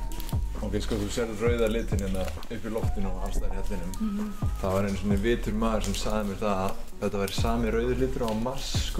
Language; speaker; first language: Icelandic; native; Icelandic